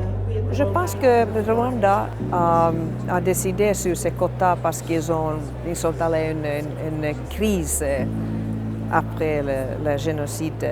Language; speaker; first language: French; non-native, fluent; Finnish